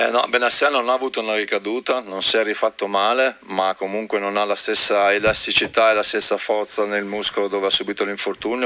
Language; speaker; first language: Italian; native; Italian